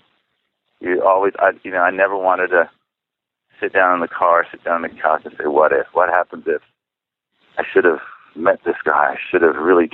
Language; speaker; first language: English; early bilingual, other home language; Czech